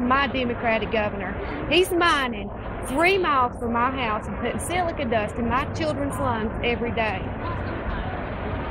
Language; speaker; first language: English; native; English